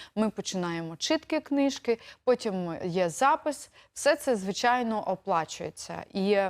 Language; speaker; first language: Ukrainian; native; Ukrainian